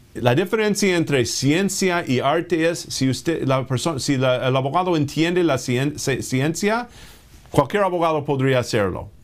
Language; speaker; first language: Spanish; non-native, fluent; English